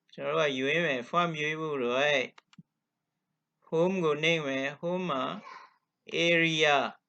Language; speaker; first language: Burmese; non-native, local second language; Kachin